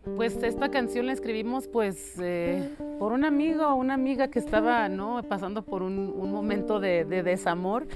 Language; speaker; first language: Spanish; early bilingual, heritage; Spanish